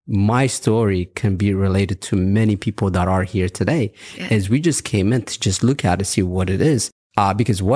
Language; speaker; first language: English; early bilingual, other home language; Amharic